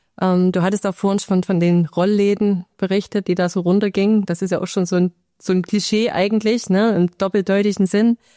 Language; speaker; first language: German; native; German